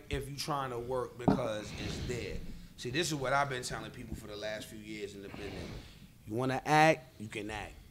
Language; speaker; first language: English; native; English